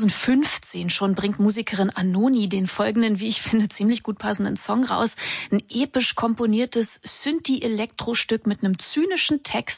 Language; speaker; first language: German; native; German